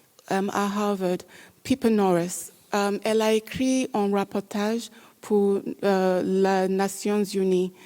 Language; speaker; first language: French; non-native, learner; English